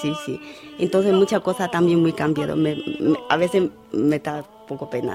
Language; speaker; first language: Spanish; non-native, learner; Chinese